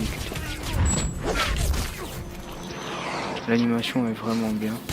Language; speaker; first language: French; native; French